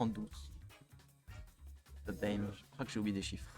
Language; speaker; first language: French; native; French